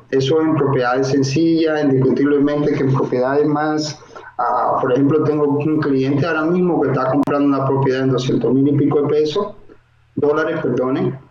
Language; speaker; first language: Spanish; native; Spanish